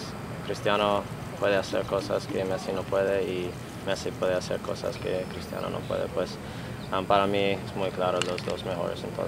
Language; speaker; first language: Spanish; non-native, learner; English